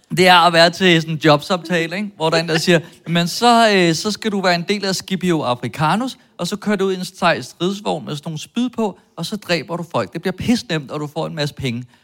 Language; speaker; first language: Danish; native; Danish